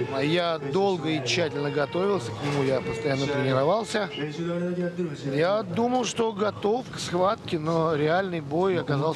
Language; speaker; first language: Russian; native; Russian